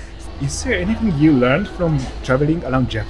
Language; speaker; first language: English; non-native, fluent; Japanese